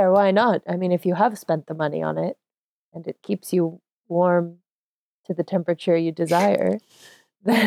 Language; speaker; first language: English; native; English